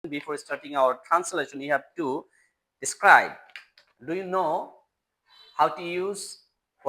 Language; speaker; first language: English; non-native, learner; Bangla